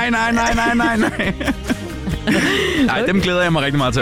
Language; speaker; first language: Danish; native; Danish